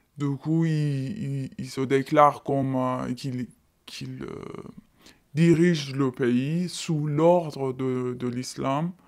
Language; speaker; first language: French; non-native, fluent; Persian